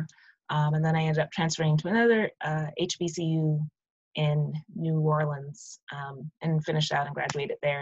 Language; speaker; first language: English; native; English